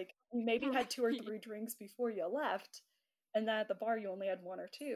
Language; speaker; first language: English; native; English